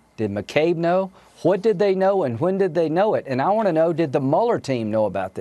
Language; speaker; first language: English; native; English